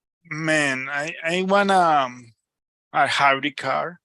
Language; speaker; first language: English; non-native, learner; Spanish